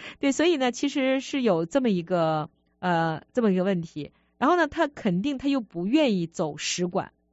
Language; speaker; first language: Chinese; native; Chinese